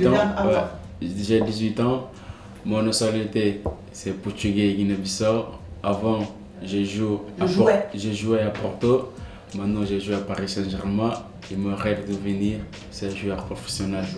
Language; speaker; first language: French; non-native, learner; Portuguese